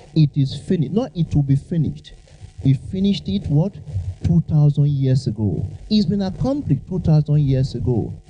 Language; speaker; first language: English; non-native, local second language; Yoruba